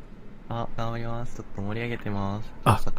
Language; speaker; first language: Japanese; native; Japanese